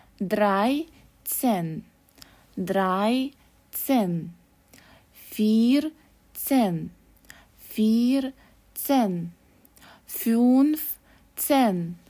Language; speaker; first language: German; non-native, fluent; Russian